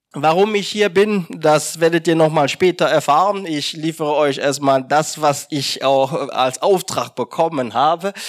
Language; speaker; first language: German; non-native, fluent; French